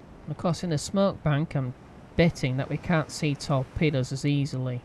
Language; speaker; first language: English; native; English